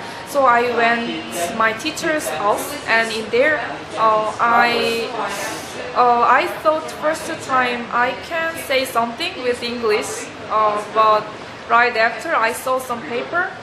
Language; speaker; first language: English; non-native, learner; Korean